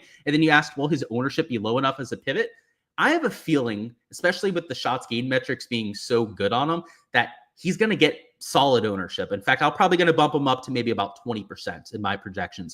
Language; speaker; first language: English; native; English